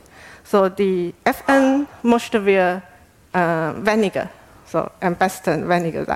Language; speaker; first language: German; non-native, fluent; Chinese